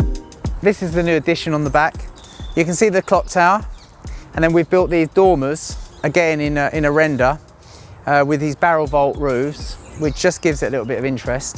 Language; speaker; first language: English; native; English